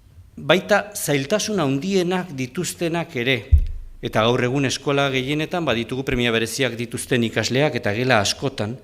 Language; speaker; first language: Basque; native; Basque